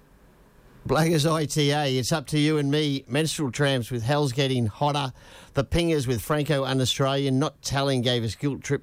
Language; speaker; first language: English; native; English